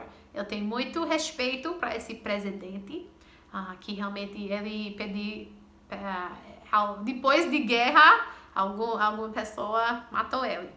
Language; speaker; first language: Portuguese; non-native, fluent; English